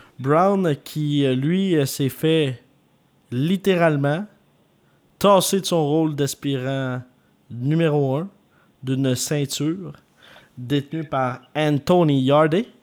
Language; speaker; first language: French; native; French